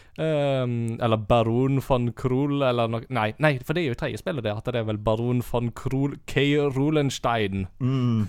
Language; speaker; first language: Norwegian; early bilingual, heritage; Norwegian